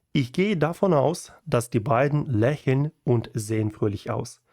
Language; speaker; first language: German; non-native, fluent; Ukrainian